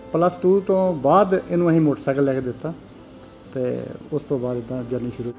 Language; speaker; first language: Hindi; non-native, local second language; Punjabi